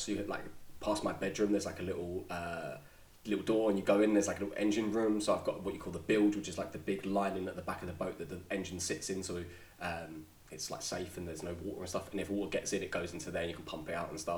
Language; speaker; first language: English; native; English